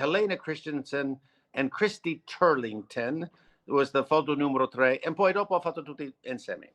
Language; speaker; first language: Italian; non-native, learner; English